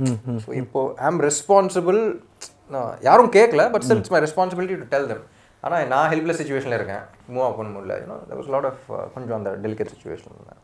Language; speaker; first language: Tamil; non-native, local second language; Telugu